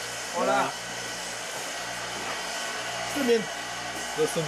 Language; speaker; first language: French; native; French